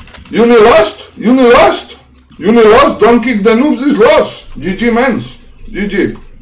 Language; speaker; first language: English; non-native, learner; Spanish